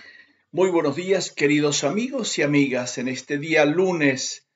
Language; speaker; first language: Spanish; native; Spanish